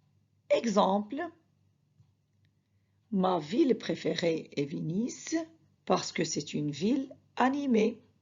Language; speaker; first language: French; non-native, fluent; Arabic